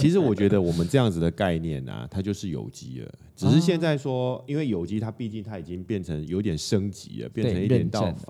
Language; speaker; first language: Chinese; native; Chinese